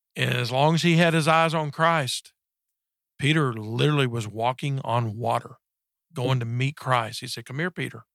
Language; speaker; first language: English; native; English